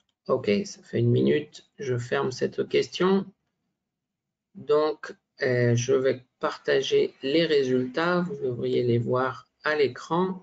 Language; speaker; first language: French; native; French